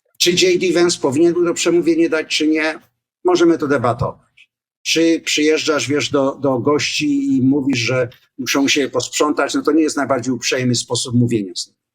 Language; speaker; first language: Polish; native; Polish